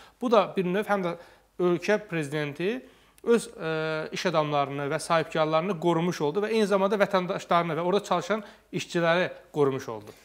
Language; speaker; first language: Azerbaijani; native; Azerbaijani